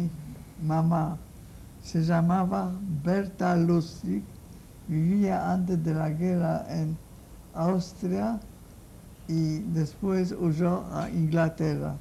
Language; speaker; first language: Spanish; non-native, fluent; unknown